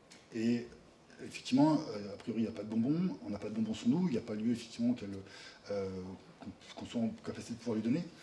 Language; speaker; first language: French; native; French